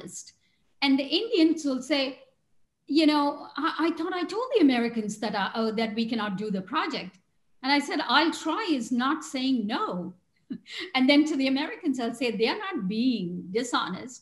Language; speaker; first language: English; non-native, local second language; Tamil